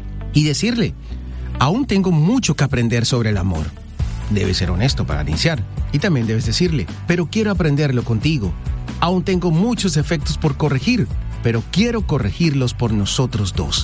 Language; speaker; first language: Spanish; native; Spanish